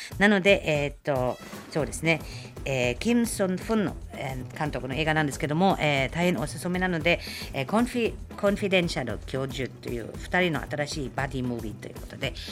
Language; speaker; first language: Japanese; non-native, fluent; German